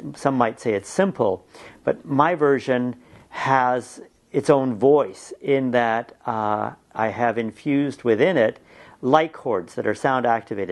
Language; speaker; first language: English; native; English